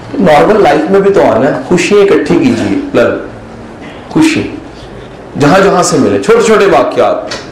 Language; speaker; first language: Urdu; non-native, local second language; Punjabi